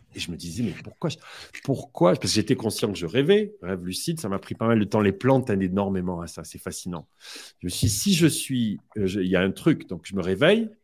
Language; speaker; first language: French; native; French